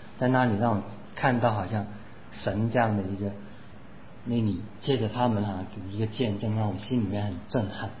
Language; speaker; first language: Chinese; non-native, local second language; Cantonese